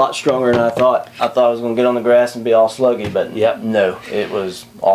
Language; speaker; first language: English; native; English